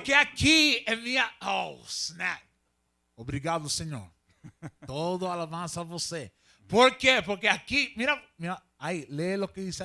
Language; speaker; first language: Portuguese; non-native, learner; Spanish